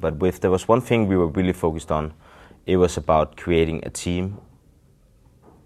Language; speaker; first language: English; non-native, fluent; Danish